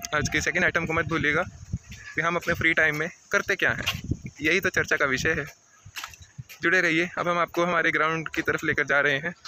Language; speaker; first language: Hindi; non-native, local second language; Punjabi